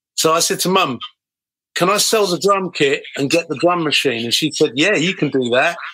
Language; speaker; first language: English; native; English